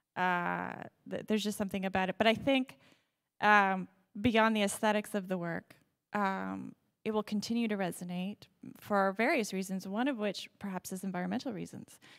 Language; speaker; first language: English; native; English